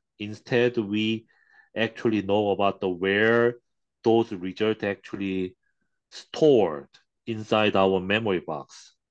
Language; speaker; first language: English; non-native, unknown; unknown